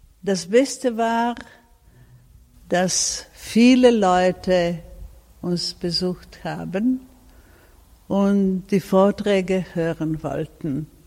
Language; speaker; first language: German; non-native, fluent; Serbian